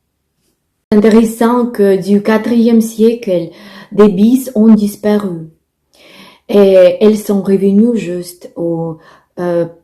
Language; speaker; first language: French; non-native, fluent; Russian